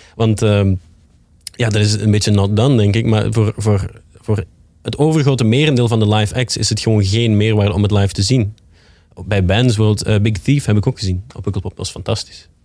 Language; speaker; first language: Dutch; native; Dutch